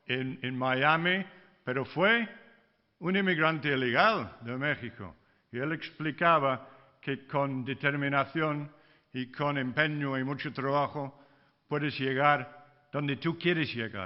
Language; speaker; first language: Spanish; non-native, fluent; English